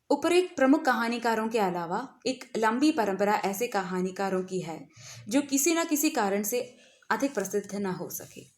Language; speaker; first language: Hindi; non-native, local second language; Malayalam